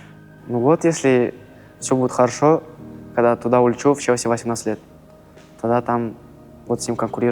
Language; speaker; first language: Russian; native; Russian